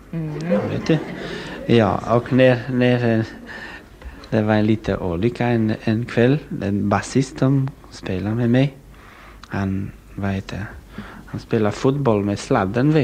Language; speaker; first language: Swedish; non-native, fluent; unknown